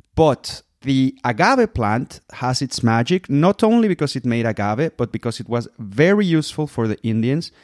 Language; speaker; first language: English; non-native, fluent; Spanish